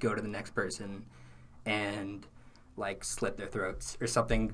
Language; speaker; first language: English; native; English